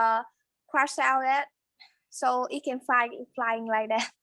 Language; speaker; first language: English; non-native, learner; Vietnamese